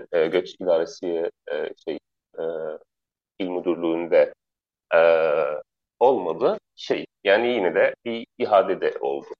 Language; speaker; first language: Turkish; non-native, learner; Arabic